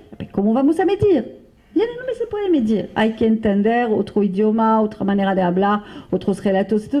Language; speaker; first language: Spanish; non-native, fluent; French